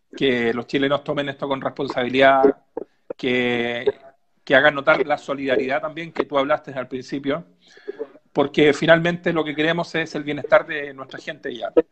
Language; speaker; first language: Spanish; native; Spanish